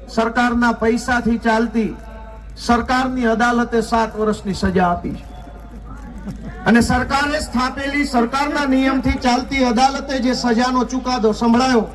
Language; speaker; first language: Gujarati; native; Gujarati